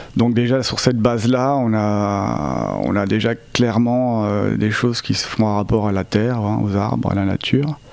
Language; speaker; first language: French; native; French